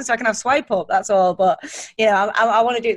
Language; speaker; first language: English; native; English